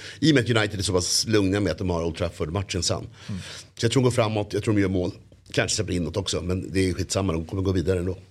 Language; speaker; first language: Swedish; native; Swedish